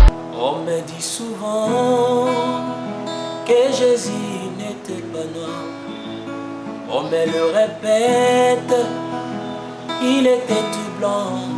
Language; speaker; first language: French; non-native, local second language; Lingala